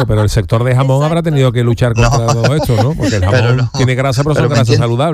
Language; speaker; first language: Spanish; native; Spanish